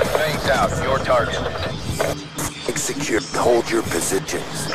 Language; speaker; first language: English; native; English